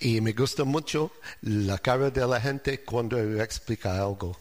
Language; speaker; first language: Spanish; non-native, learner; English